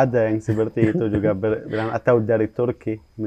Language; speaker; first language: Indonesian; non-native, fluent; Arabic